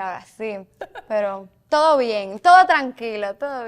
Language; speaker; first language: Spanish; native; Spanish